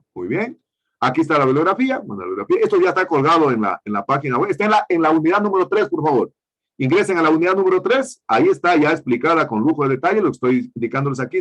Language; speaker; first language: Spanish; native; Spanish